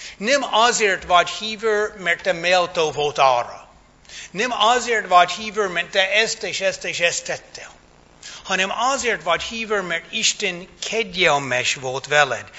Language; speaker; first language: Hungarian; non-native, fluent; English